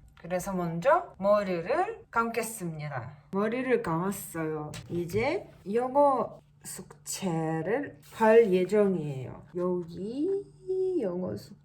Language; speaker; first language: Korean; non-native, fluent; Russian